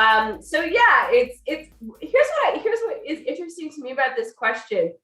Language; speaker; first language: English; native; English